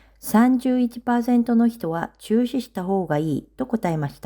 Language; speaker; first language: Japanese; non-native, fluent; Korean